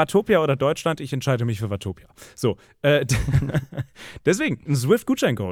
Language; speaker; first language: German; native; German